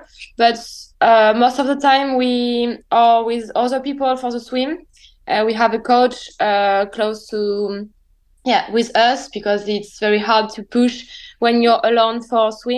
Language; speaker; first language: English; non-native, fluent; French